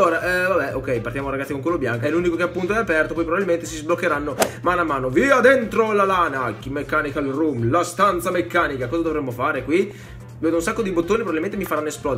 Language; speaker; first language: Italian; native; Italian